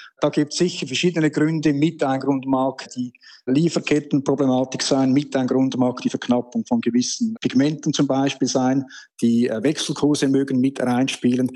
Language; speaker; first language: German; native; German